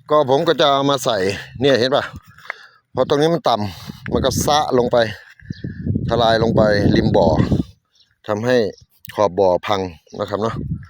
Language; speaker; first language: Thai; non-native, local second language; Northeastern Thai